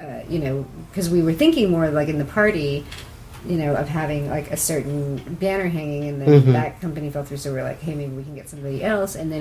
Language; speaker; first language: English; native; English